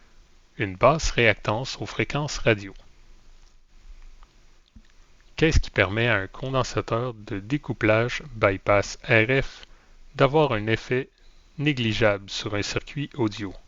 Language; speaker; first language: French; native; French